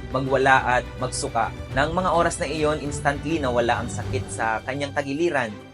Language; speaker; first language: Filipino; non-native, local second language; Iloko